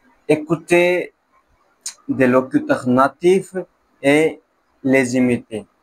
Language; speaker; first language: French; non-native, learner; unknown